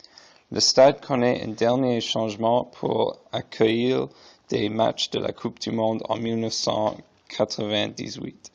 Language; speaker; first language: French; non-native, learner; Portuguese